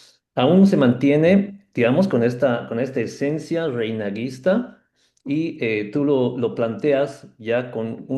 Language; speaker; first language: Spanish; native; Spanish